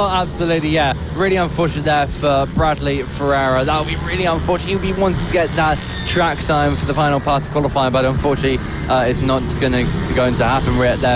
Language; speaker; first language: English; native; English